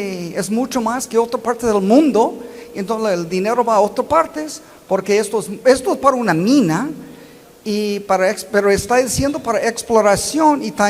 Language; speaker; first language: Spanish; non-native, learner; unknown